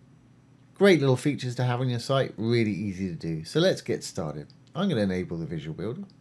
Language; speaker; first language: English; native; English